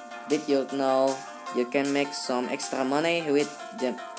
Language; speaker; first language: English; non-native, learner; Indonesian